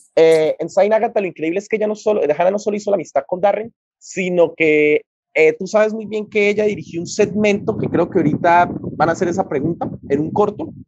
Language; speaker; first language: Spanish; native; Spanish